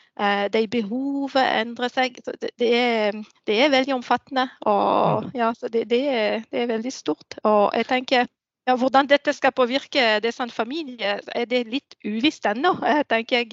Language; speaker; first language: Norwegian; non-native, fluent; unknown